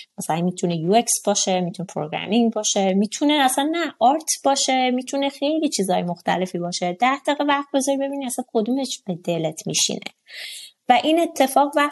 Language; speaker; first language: Persian; non-native, local second language; Azerbaijani